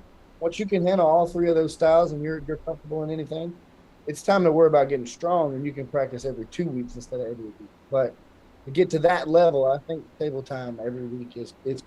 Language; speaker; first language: English; native; English